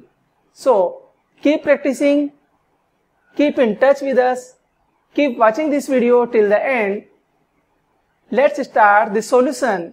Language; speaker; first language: English; non-native, local second language; Hindi